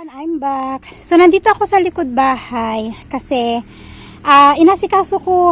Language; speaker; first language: Filipino; non-native, local second language; Iloko